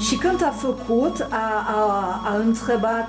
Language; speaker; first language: Romanian; non-native, learner; French